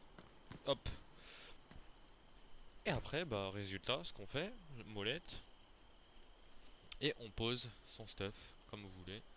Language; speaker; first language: French; native; French